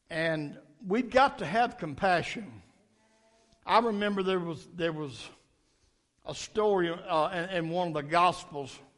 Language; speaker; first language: English; native; English